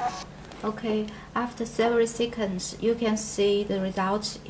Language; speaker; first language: English; non-native, learner; Chinese